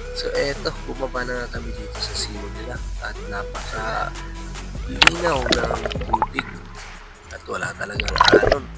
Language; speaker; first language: Filipino; non-native, local second language; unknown